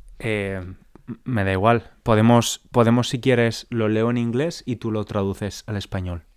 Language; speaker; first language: Spanish; native; Spanish